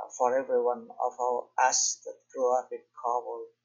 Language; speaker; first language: English; non-native, fluent; Persian